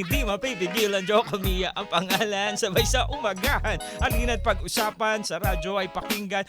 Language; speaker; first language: Filipino; native; Filipino